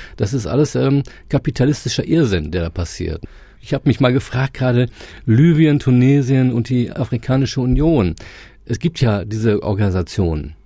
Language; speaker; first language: German; native; German